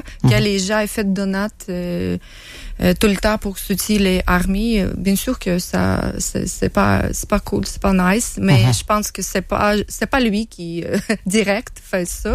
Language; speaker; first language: French; non-native, learner; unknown